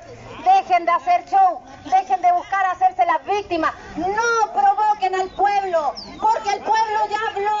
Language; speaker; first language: Spanish; native; Spanish